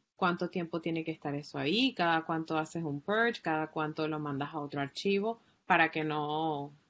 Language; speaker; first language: Spanish; native; Spanish